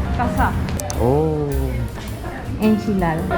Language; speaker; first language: Spanish; non-native, learner; Korean